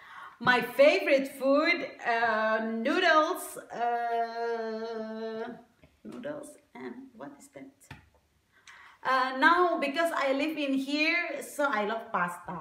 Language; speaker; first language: English; non-native, learner; Indonesian